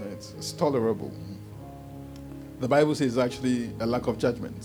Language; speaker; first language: English; non-native, local second language; Akan